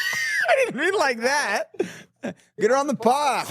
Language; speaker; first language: English; native; English